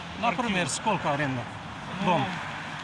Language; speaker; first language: Russian; non-native, learner; Turkish